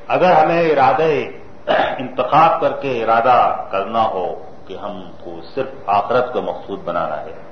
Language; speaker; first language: Urdu; native; Urdu